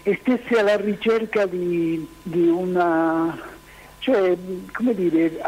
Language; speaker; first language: Italian; non-native, fluent; Spanish